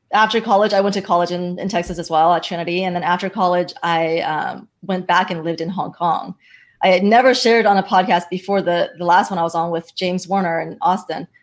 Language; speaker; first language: English; early bilingual, other home language; Chinese